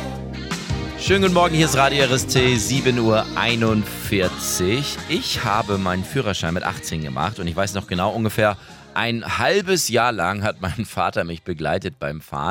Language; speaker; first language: German; native; German